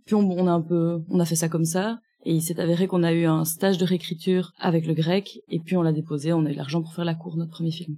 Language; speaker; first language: French; native; French